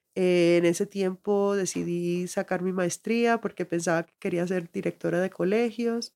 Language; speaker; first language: Spanish; early bilingual, heritage; Spanish